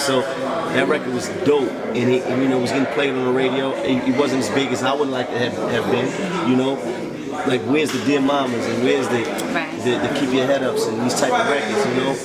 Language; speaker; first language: English; native; English